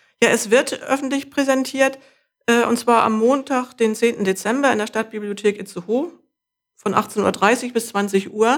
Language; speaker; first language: German; native; German